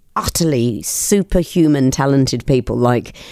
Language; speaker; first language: English; native; English